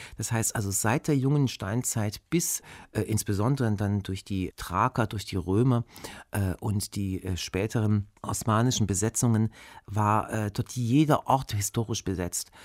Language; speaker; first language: German; early bilingual, other home language; Bulgarian